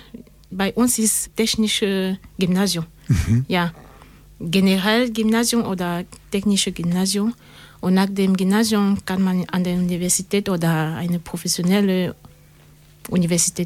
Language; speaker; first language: German; non-native, learner; French